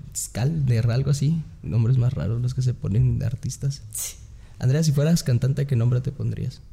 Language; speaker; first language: Spanish; native; Spanish